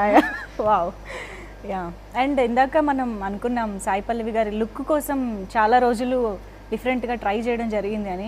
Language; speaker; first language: Telugu; native; Telugu